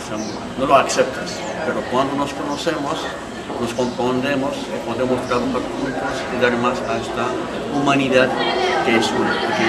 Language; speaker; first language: Spanish; non-native, fluent; Arabic